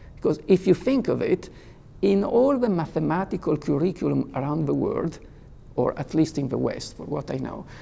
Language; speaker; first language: English; non-native, fluent; Italian